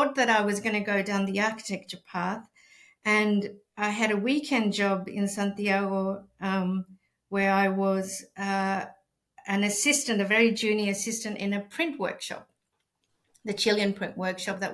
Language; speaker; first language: English; non-native, fluent; Spanish